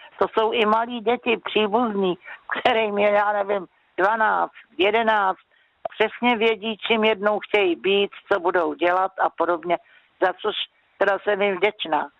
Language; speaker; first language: Czech; native; Czech